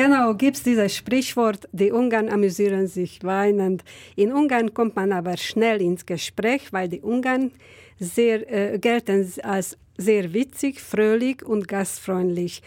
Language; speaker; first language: German; non-native, fluent; Hungarian